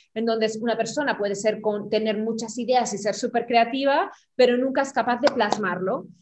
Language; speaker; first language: Spanish; non-native, fluent; German